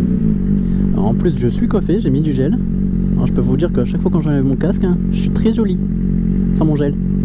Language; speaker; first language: French; native; French